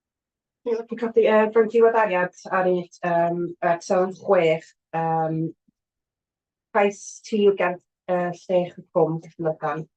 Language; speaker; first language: Welsh; native; Welsh